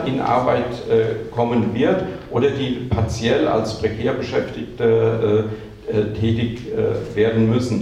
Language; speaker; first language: German; native; German